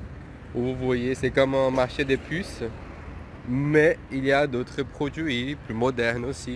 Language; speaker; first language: French; non-native, fluent; Portuguese